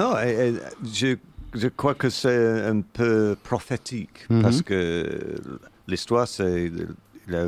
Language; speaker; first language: French; non-native, learner; English